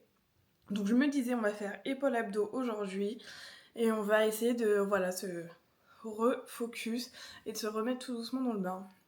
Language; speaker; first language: French; native; French